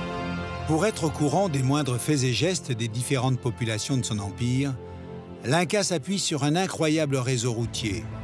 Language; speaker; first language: French; native; French